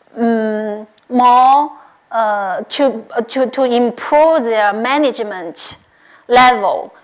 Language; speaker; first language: English; non-native, learner; Chinese